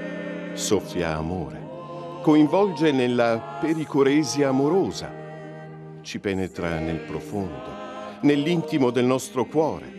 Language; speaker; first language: Italian; native; Italian